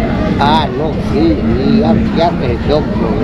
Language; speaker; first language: Spanish; native; Spanish